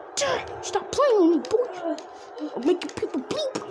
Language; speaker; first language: English; native; English